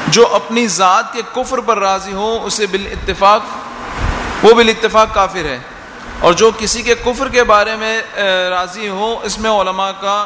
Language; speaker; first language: Urdu; native; Urdu